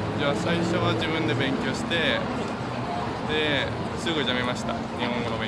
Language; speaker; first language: Japanese; non-native, fluent; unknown